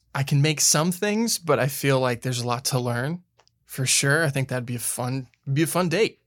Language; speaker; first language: English; native; English